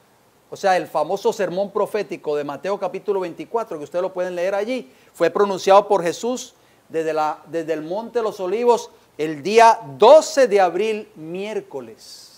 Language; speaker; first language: Spanish; native; Spanish